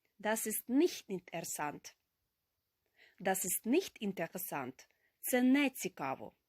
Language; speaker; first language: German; non-native, fluent; Ukrainian